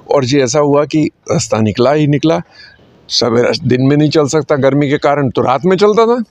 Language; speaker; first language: Hindi; native; Hindi